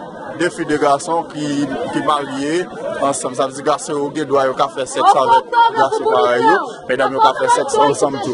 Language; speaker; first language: French; non-native, local second language; Haitian Creole